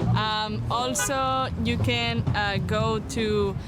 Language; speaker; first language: English; non-native, fluent; Romanian